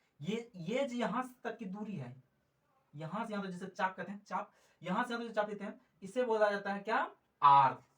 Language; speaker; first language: Hindi; native; Hindi